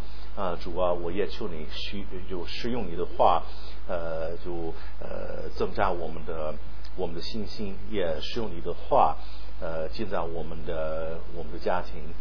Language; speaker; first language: Chinese; non-native, fluent; English